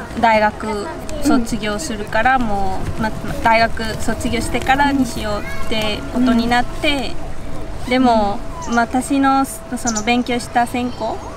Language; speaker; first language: Japanese; non-native, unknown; Spanish